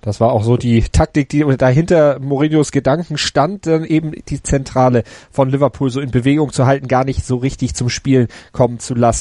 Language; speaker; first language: German; native; German